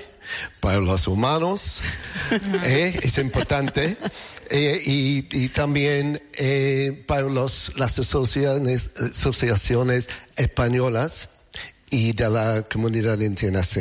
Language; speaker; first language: Spanish; non-native, learner; English